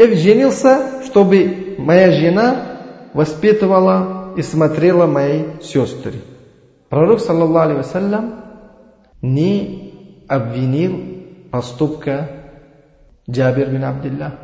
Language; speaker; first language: Russian; non-native, learner; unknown